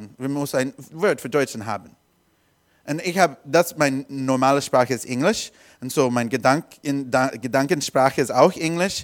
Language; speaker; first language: German; non-native, learner; English